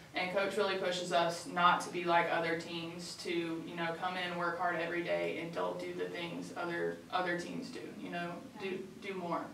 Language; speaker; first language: English; native; English